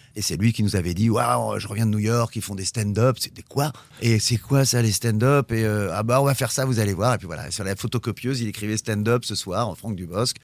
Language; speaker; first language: French; native; French